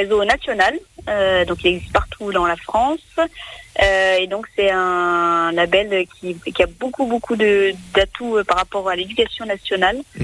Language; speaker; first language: French; native; French